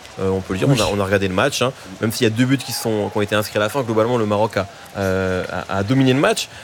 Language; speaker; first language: French; early bilingual, other home language; Arabic